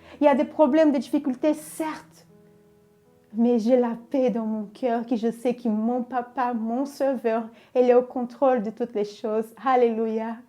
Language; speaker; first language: French; non-native, fluent; Portuguese